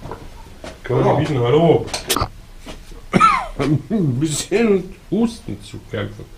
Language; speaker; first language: German; native; German